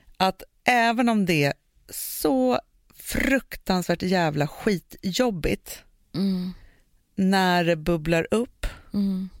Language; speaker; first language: Swedish; native; Swedish